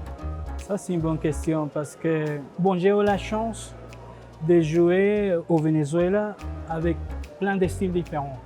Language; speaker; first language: French; non-native, fluent; Spanish